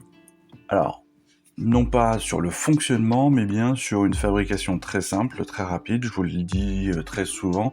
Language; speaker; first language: French; native; French